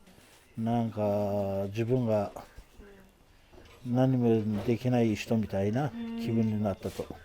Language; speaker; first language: Japanese; non-native, fluent; Kurdish